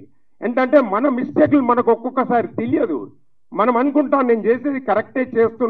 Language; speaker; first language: Telugu; native; Telugu